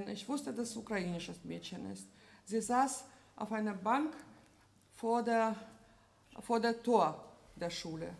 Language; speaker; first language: German; non-native, fluent; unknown